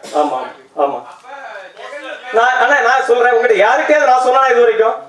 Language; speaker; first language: Tamil; native; Tamil